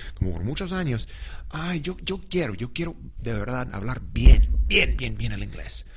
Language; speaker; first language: Spanish; non-native, fluent; English